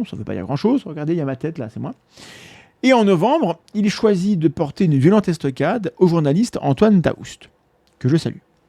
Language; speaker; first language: French; native; French